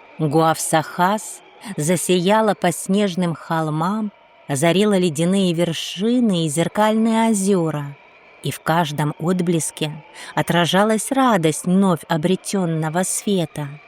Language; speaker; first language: Russian; native; Russian